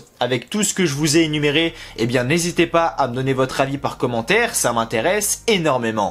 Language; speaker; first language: French; native; French